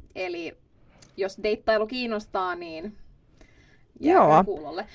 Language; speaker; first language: Finnish; non-native, local second language; Swedish